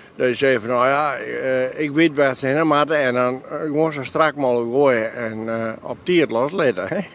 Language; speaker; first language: Dutch; non-native, local second language; Western Frisian